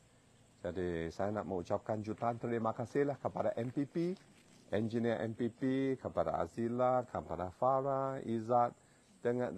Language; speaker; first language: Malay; non-native, local second language; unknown